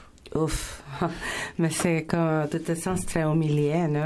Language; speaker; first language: French; non-native, fluent; Spanish